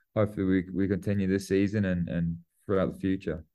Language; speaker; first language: English; native; English